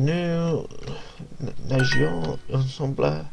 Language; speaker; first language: French; non-native, learner; English